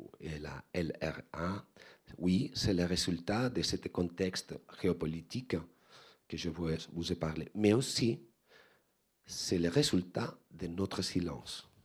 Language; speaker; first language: French; non-native, learner; Spanish